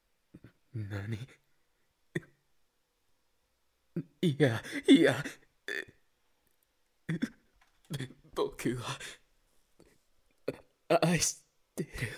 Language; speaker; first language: Japanese; non-native, learner; Spanish